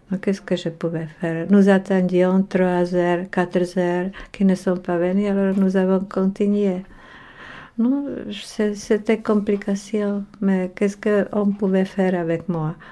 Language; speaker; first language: French; non-native, learner; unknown